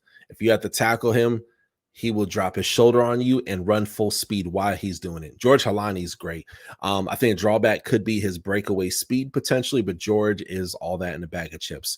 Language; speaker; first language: English; native; English